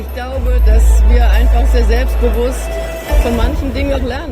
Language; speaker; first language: German; native; German